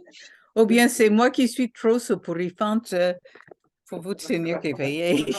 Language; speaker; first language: French; non-native, local second language; Haitian Creole